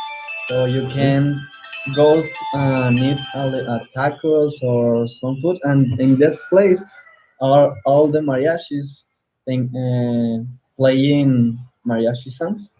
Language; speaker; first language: English; non-native, learner; Spanish